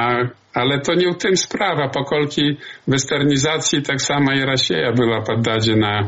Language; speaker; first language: Polish; non-native, learner; Belarusian